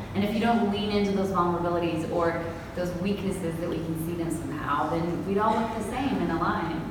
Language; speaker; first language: English; native; English